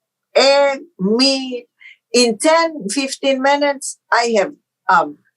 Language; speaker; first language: English; non-native, fluent; Portuguese